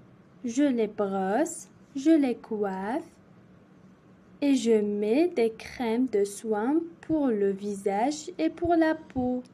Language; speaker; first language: French; non-native, local second language; Arabic